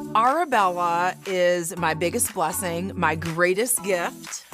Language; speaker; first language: English; native; English